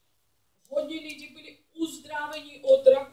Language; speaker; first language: Czech; non-native, learner; English